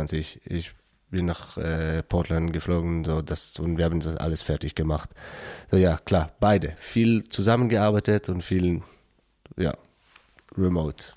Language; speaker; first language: German; non-native, learner; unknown